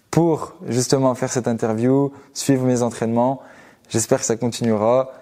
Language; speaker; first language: French; native; French